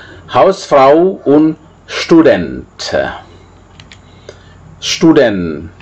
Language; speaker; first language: German; non-native, fluent; Indonesian